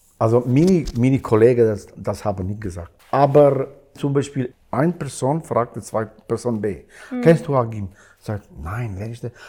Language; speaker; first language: German; non-native, learner; Albanian